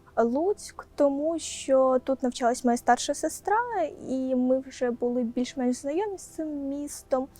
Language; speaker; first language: Ukrainian; non-native, local second language; Crimean Tatar